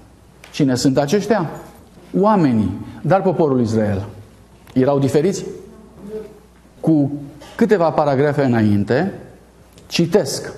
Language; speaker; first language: Romanian; native; Romanian